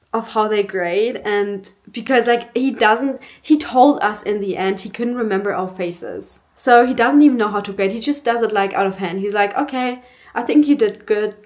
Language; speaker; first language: English; non-native, fluent; German